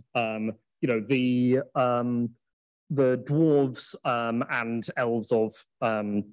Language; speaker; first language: English; native; English